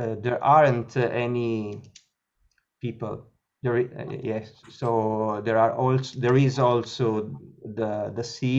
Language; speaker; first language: English; non-native, learner; Italian